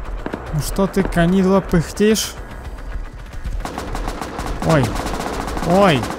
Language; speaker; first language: Russian; native; Russian